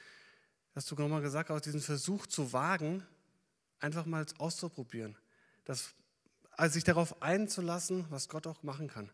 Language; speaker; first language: German; native; German